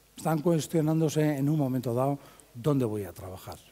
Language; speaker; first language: Spanish; native; Spanish